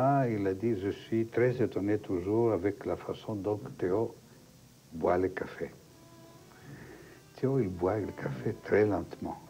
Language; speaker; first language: French; non-native, fluent; Greek